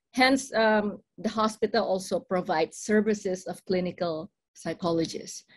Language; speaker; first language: English; non-native, fluent; Indonesian